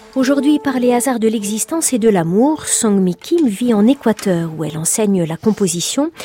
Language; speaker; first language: French; native; French